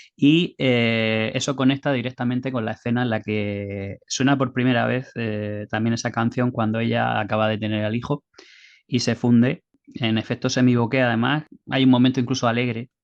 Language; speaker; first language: Spanish; native; Spanish